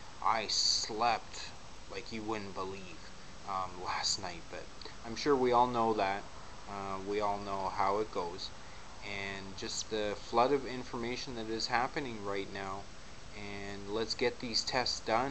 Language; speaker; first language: English; native; English